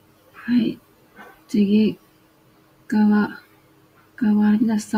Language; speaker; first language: Japanese; non-native, fluent; Vietnamese